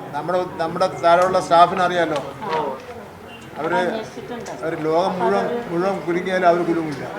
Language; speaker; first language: Malayalam; native; Malayalam